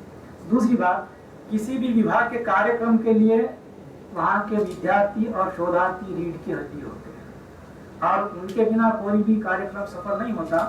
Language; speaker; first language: Hindi; native; Hindi